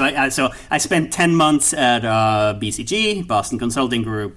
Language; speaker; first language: English; non-native, fluent; German